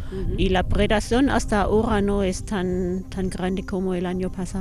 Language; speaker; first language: Spanish; non-native, fluent; German